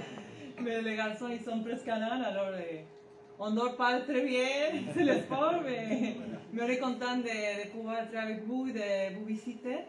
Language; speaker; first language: French; non-native, learner; Spanish